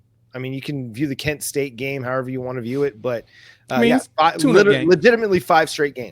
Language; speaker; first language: English; native; English